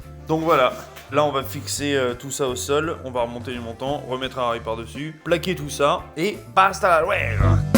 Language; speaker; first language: French; native; French